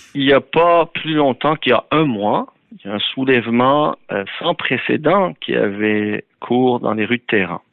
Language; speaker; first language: French; early bilingual, other home language; Persian